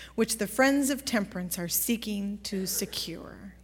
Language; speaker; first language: English; native; English